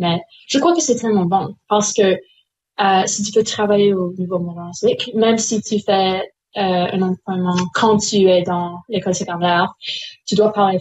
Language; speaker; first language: French; non-native, local second language; English